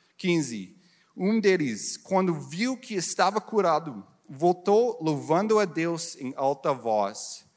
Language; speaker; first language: Portuguese; non-native, learner; English